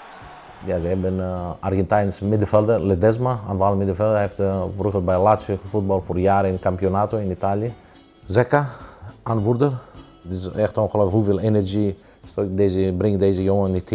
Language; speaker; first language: Dutch; non-native, fluent; Greek